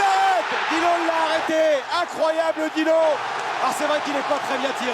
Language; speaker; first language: French; native; French